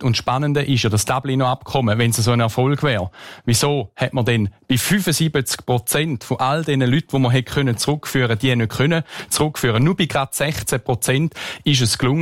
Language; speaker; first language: German; native; German